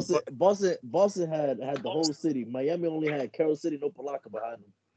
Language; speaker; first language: English; early bilingual, other home language; Spanish